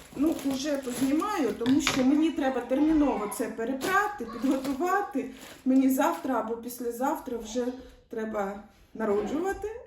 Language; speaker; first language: Ukrainian; native; Ukrainian